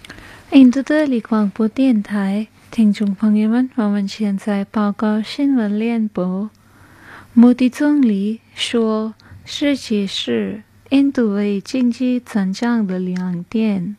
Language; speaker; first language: Chinese; non-native, fluent; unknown